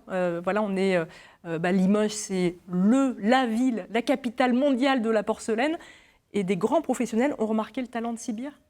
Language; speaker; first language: French; native; French